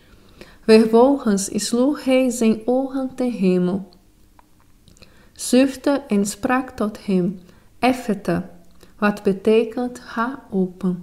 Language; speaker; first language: Dutch; non-native, fluent; Portuguese